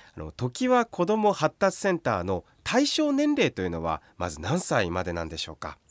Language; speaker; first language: Japanese; native; Japanese